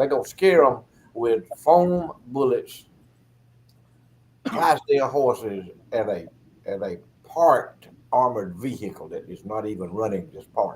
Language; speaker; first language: English; native; English